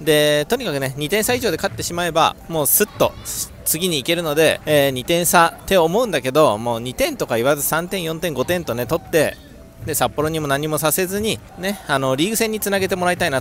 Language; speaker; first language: Japanese; native; Japanese